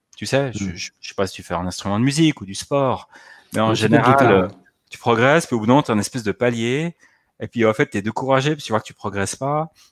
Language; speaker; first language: French; native; French